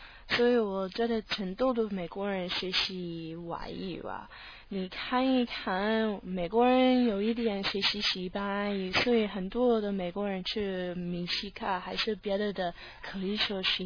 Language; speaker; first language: Chinese; non-native, learner; English